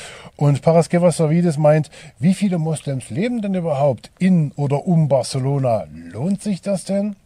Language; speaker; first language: German; native; German